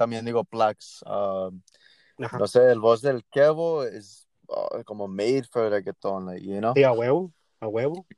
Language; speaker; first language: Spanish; early bilingual, heritage; Spanish